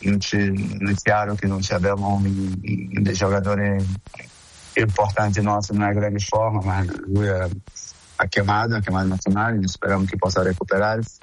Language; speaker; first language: Italian; non-native, fluent; Portuguese